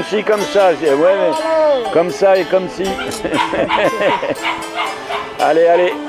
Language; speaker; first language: French; native; French